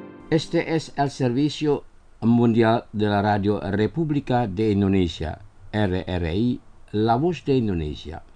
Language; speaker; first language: Spanish; non-native, fluent; Indonesian